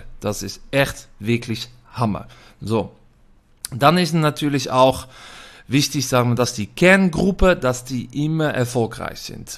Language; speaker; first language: German; non-native, fluent; Dutch